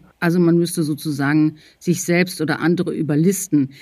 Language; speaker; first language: German; native; German